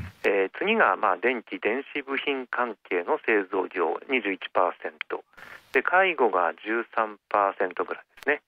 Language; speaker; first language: Japanese; native; Japanese